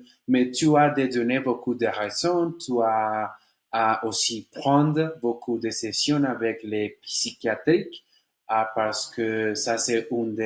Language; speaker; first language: French; non-native, learner; Spanish